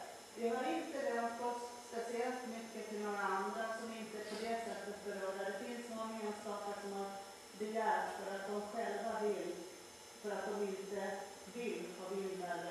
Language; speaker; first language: Swedish; native; Swedish